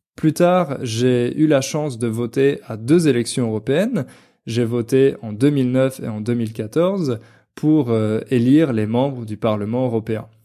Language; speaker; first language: French; native; French